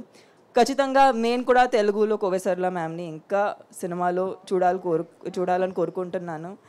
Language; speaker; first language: Telugu; non-native, fluent; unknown